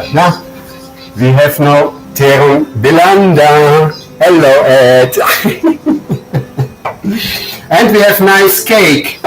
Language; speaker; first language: English; non-native, learner; German